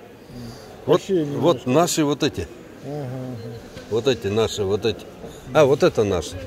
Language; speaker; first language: Russian; non-native, local second language; Kyrgyz